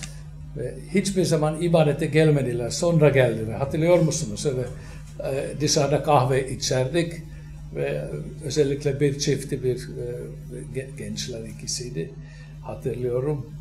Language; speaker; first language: Turkish; non-native, fluent; Finnish